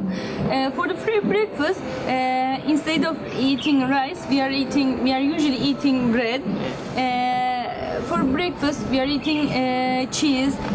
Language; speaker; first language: English; non-native, learner; Turkish